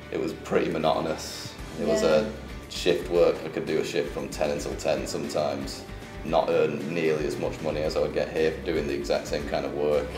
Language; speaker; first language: English; native; English